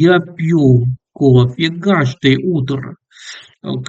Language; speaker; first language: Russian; non-native, learner; English